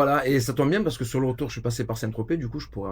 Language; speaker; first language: French; native; French